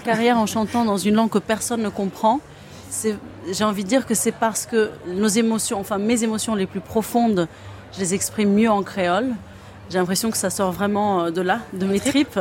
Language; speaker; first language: French; non-native, fluent; Kabuverdianu